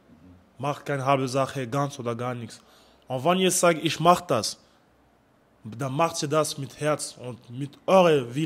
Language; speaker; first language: German; non-native, learner; French